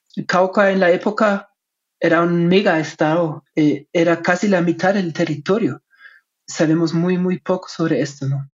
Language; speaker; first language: Spanish; non-native, fluent; German